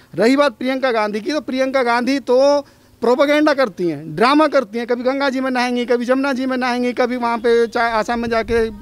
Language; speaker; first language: Hindi; native; Hindi